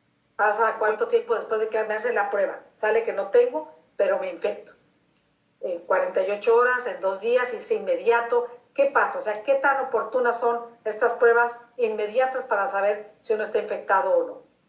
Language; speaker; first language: Spanish; native; Spanish